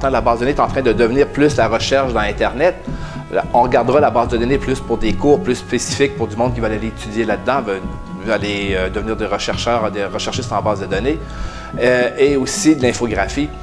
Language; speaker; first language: French; native; French